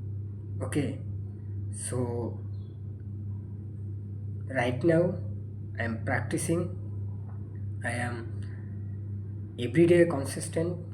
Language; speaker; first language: English; non-native, learner; Bangla